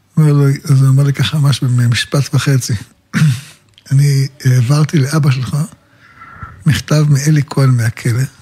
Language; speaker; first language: Hebrew; native; Hebrew